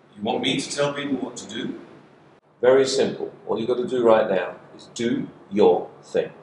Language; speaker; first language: English; native; English